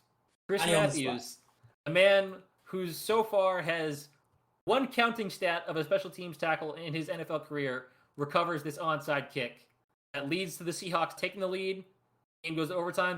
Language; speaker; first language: English; native; English